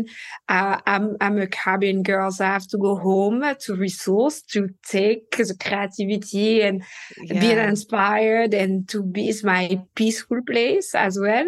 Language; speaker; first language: English; non-native, fluent; French